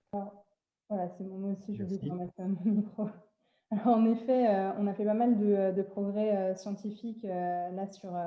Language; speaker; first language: French; native; French